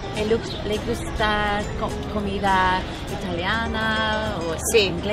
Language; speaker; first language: Spanish; non-native, learner; English